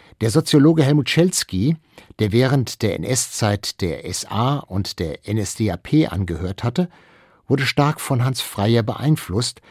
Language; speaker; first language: German; native; German